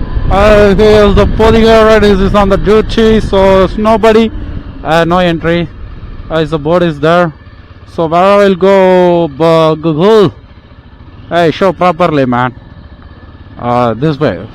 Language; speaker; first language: English; non-native, local second language; Tamil